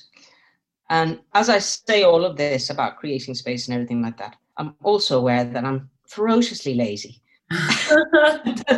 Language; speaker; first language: English; native; English